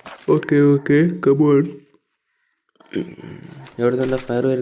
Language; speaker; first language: Malayalam; native; Malayalam